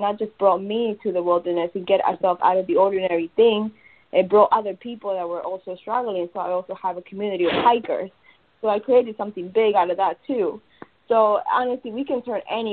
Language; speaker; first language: English; early bilingual, other home language; Spanish